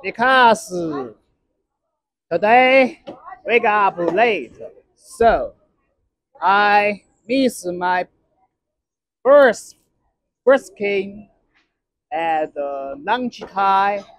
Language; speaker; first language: English; non-native, learner; Chinese